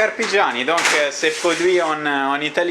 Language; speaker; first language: French; non-native, learner; Italian